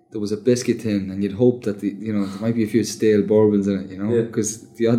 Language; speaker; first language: English; native; English